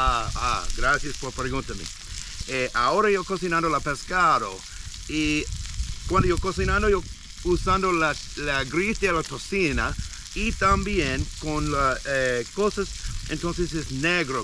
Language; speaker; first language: Spanish; non-native, learner; English